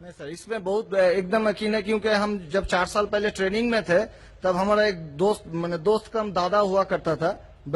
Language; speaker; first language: Hindi; non-native, local second language; Bangla